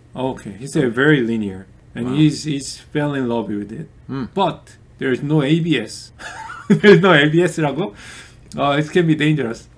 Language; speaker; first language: English; non-native, fluent; Korean